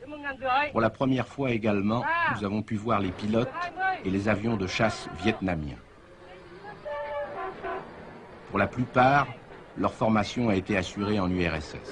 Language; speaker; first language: French; native; French